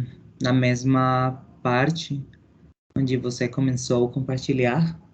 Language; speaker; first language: Portuguese; non-native, learner; Spanish